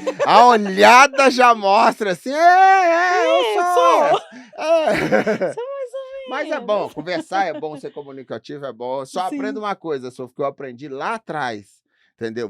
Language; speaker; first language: Portuguese; native; Portuguese